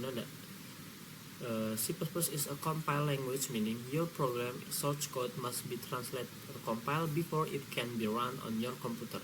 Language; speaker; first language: English; non-native, learner; Indonesian